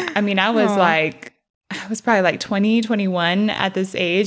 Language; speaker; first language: English; early bilingual, other home language; Spanish